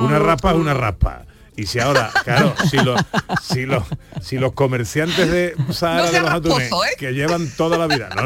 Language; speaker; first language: Spanish; native; Spanish